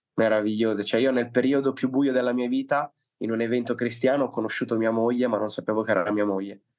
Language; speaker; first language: Italian; native; Italian